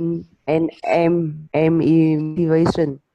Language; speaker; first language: English; non-native, learner; Vietnamese